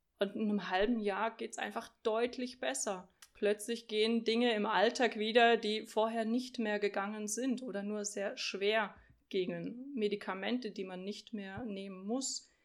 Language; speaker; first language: German; early bilingual, other home language; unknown